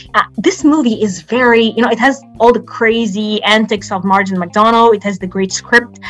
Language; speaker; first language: English; non-native, fluent; Arabic